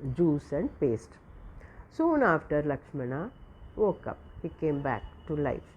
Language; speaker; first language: English; non-native, local second language; Tamil